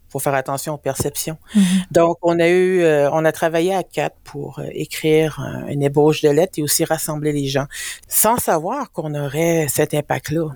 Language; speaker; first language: French; native; French